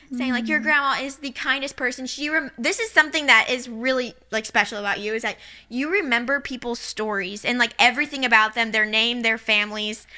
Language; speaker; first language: English; native; English